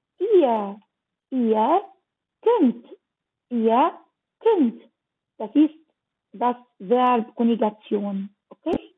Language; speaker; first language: German; non-native, learner; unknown